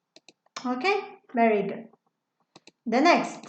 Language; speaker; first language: English; non-native, fluent; Spanish